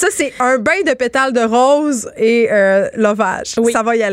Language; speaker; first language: French; native; French